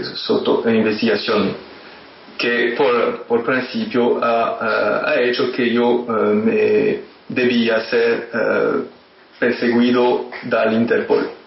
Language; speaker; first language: Spanish; non-native, fluent; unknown